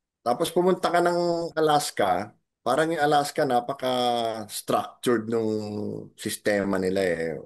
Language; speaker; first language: Filipino; native; Filipino